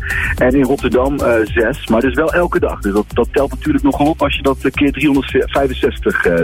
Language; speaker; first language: Dutch; native; Dutch